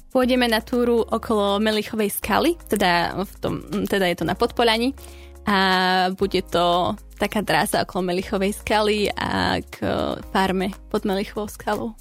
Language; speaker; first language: Slovak; native; Slovak